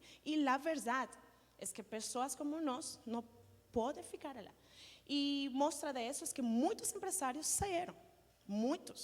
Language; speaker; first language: Portuguese; non-native, learner; Spanish